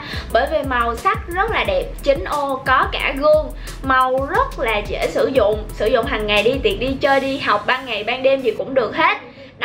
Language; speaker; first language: Vietnamese; native; Vietnamese